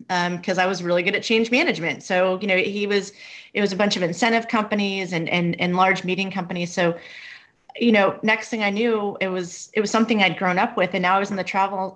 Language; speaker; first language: English; native; English